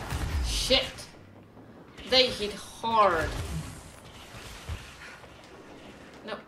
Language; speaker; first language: English; non-native, fluent; French